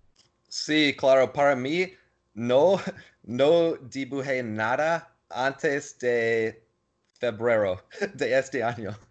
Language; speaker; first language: Spanish; non-native, learner; English